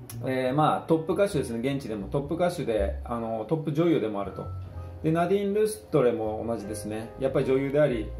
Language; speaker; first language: Japanese; native; Japanese